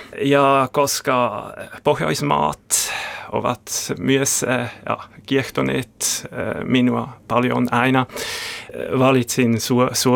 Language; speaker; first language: Finnish; non-native, fluent; German